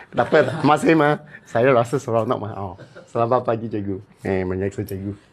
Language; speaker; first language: Malay; non-native, local second language; Cantonese